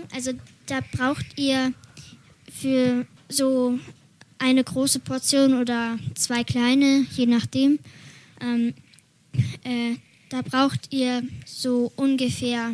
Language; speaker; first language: German; native; German